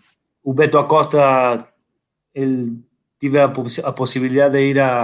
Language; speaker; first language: Portuguese; non-native, fluent; Spanish